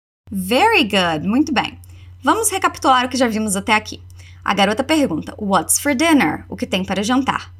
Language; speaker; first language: Portuguese; native; Portuguese